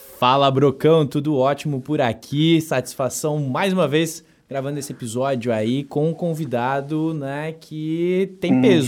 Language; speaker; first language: Portuguese; native; Portuguese